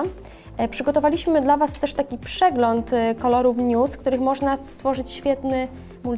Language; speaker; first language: Polish; native; Polish